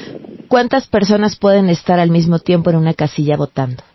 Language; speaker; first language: Spanish; native; Spanish